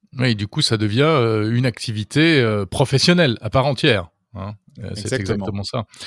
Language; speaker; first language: French; native; French